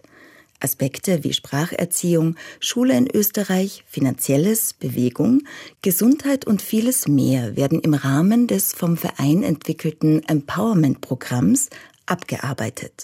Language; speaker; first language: German; native; German